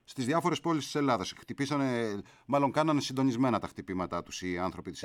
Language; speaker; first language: Greek; native; Greek